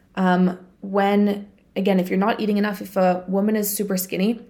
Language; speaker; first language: English; non-native, fluent; Bulgarian